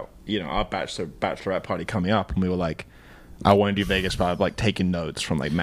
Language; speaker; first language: English; native; English